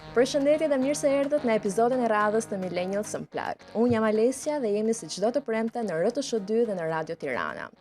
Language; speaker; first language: Albanian; native; Albanian